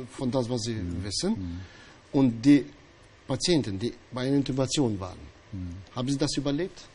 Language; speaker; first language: German; non-native, fluent; Albanian